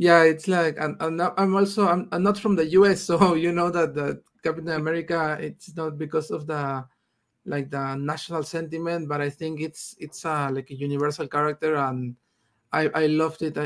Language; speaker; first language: English; non-native, fluent; Spanish